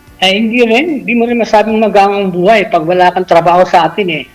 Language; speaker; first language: Filipino; native; Filipino